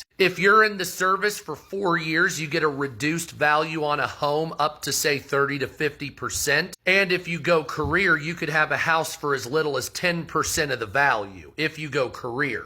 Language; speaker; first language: English; native; English